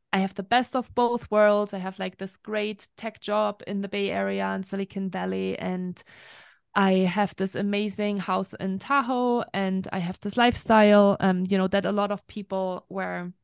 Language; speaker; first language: English; non-native, fluent; German